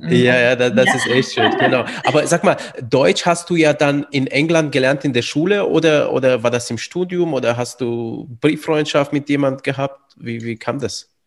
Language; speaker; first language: German; early bilingual, other home language; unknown